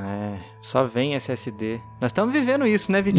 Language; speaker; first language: Portuguese; native; Portuguese